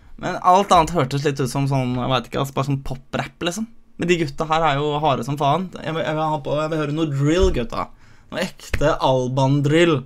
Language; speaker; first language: Norwegian; early bilingual, other home language; Albanian